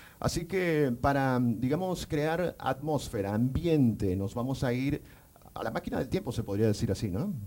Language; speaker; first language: Spanish; native; Spanish